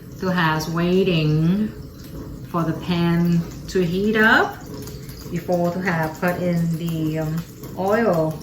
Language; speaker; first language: English; early bilingual, other home language; Vietnamese